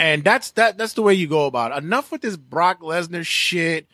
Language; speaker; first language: English; native; English